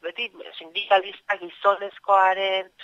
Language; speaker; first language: Basque; native; Basque